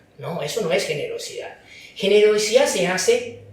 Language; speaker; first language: Spanish; non-native, fluent; Chinese